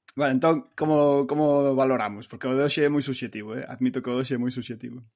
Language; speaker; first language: Galician; native; Galician